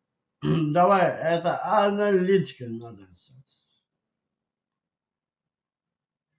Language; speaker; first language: Russian; non-native, local second language; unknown